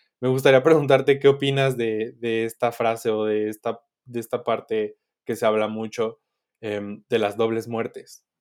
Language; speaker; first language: Spanish; native; Spanish